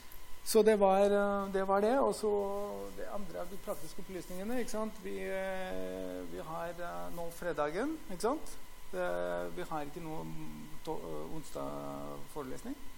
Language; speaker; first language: Norwegian; non-native, fluent; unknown